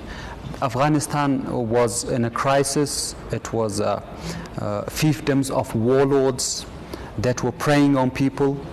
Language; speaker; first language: English; non-native, fluent; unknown